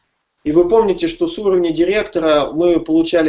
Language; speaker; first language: Russian; native; Russian